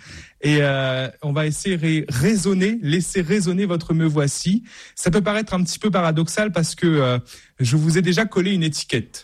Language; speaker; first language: French; native; French